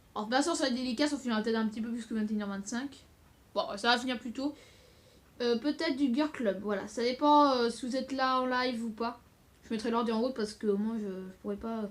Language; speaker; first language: French; native; French